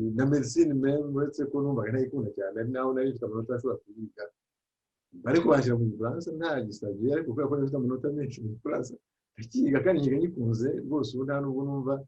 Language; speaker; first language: Kinyarwanda; early bilingual, heritage; Kinyarwanda